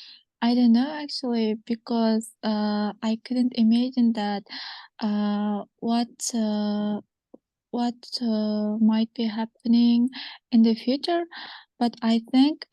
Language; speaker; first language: English; non-native, learner; Kazakh